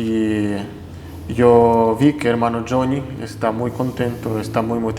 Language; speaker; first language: Spanish; non-native, fluent; Russian